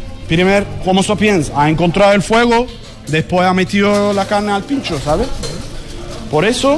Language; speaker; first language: Spanish; non-native, learner; Turkish